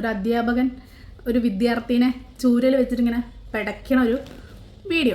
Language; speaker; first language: Malayalam; native; Malayalam